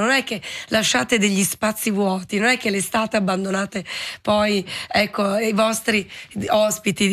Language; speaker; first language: Italian; native; Italian